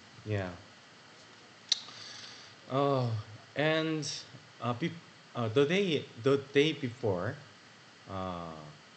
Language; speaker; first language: English; non-native, learner; Korean